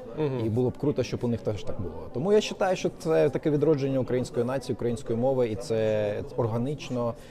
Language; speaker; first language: Ukrainian; non-native, local second language; Russian